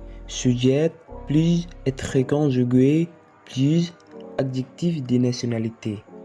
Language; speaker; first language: French; non-native, learner; Indonesian